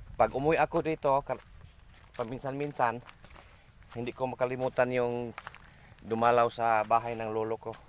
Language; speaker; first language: Filipino; non-native, local second language; Cebuano